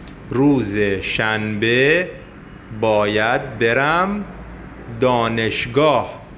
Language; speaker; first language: Persian; non-native, fluent; Arabic